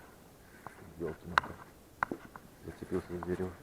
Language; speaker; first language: Russian; native; Russian